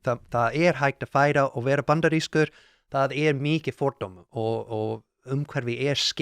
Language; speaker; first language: Icelandic; non-native, learner; English